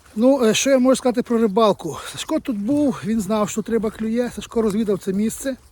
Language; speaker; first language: Ukrainian; native; Ukrainian